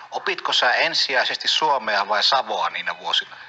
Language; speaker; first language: Finnish; native; Finnish